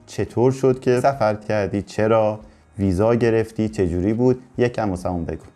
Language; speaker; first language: Persian; native; Persian